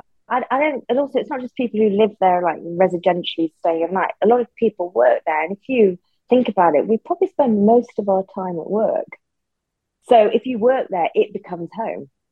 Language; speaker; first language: English; native; English